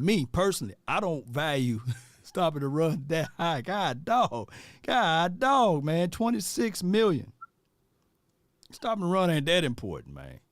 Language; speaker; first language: English; native; English